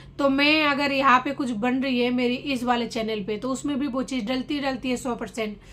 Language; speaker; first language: Hindi; non-native, local second language; Bangla